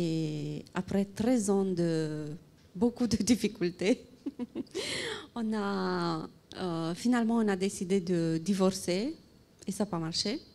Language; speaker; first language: French; non-native, fluent; Romanian